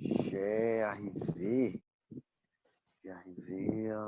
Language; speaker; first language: French; non-native, learner; Portuguese